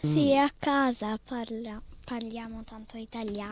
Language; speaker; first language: Italian; early bilingual, heritage; Italian